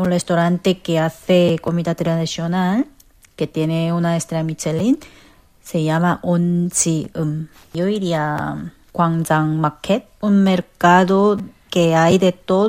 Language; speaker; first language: Spanish; non-native, fluent; Korean